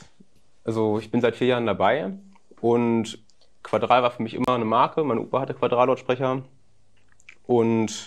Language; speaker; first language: German; native; German